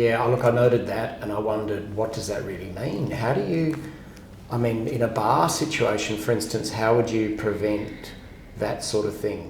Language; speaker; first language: English; native; English